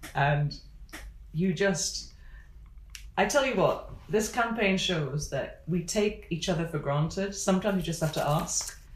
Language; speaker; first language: English; native; English